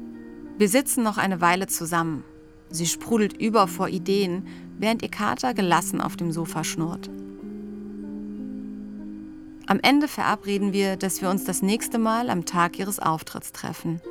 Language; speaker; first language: German; native; German